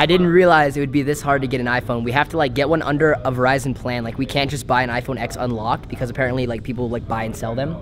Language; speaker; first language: English; native; English